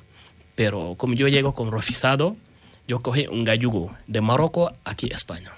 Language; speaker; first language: Spanish; non-native, learner; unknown